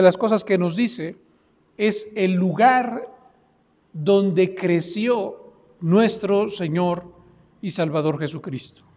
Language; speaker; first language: Spanish; native; Spanish